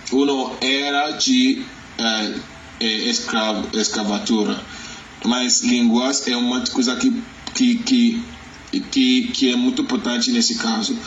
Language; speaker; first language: Portuguese; non-native, learner; Yoruba